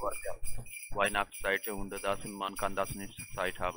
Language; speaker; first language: German; non-native, learner; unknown